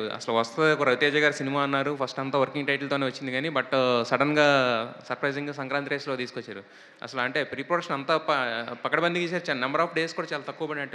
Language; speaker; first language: Telugu; native; Telugu